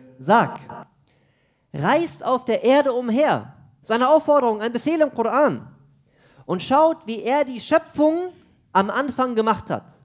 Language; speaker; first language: German; early bilingual, other home language; Urdu